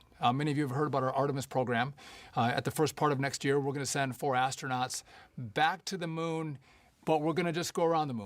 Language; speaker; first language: English; native; English